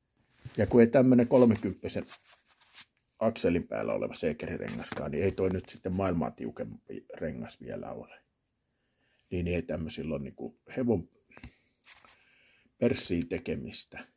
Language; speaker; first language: Finnish; native; Finnish